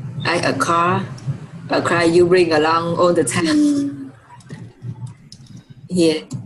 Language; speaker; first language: English; non-native, fluent; Vietnamese